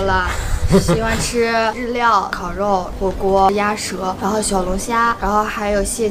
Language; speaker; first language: Chinese; native; Chinese